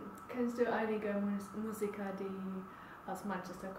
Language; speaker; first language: German; non-native, learner; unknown